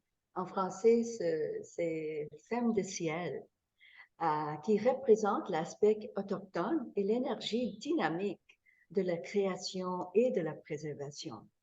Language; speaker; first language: French; non-native, fluent; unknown